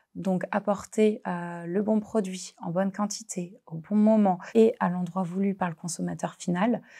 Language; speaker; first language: French; native; French